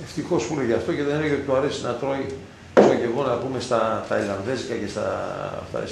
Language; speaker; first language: Greek; native; Greek